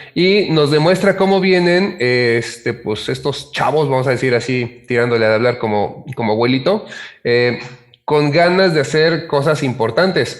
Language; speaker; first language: Spanish; native; Spanish